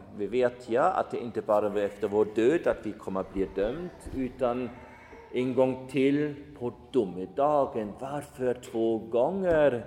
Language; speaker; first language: Swedish; non-native, fluent; German